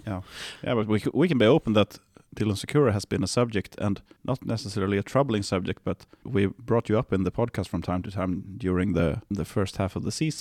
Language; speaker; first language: English; non-native, fluent; Swedish